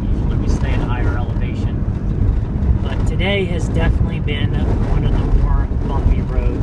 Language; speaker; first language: English; native; English